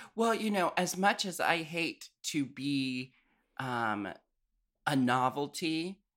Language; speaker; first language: English; native; English